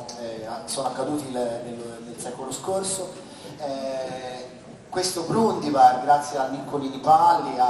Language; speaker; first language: Italian; native; Italian